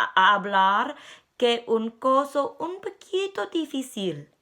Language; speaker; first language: Spanish; non-native, learner; English